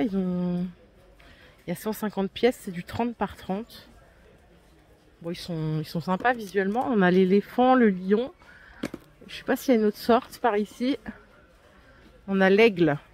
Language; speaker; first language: French; native; French